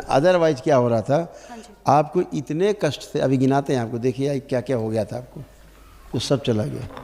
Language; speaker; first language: Hindi; native; Hindi